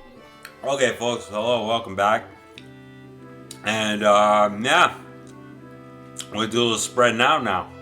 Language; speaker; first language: English; native; English